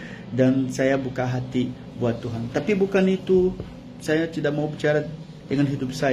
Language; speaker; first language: Indonesian; non-native, fluent; Portuguese